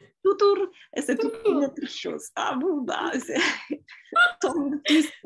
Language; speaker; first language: French; non-native, fluent; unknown